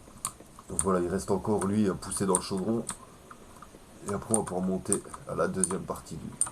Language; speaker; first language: French; native; French